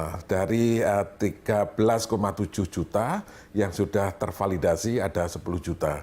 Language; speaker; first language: Indonesian; native; Indonesian